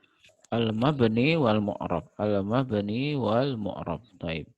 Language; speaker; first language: Arabic; non-native, fluent; Indonesian